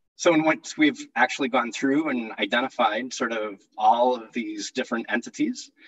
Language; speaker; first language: English; native; English